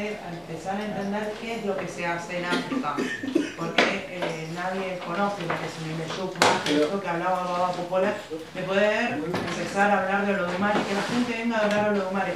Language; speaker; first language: Spanish; native; Spanish